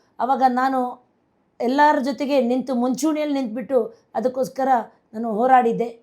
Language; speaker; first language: Kannada; non-native, local second language; Konkani